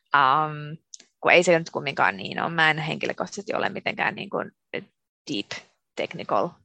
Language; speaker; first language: Finnish; native; Finnish